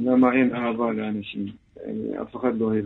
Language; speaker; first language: Hebrew; non-native, local second language; Arabic